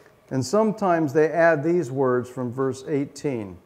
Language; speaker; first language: English; native; English